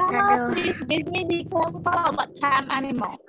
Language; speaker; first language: English; non-native, fluent; Indonesian